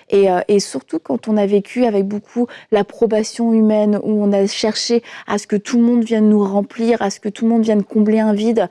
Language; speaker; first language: French; native; French